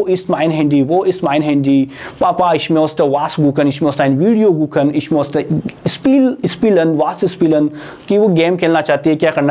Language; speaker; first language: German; non-native, fluent; Hindi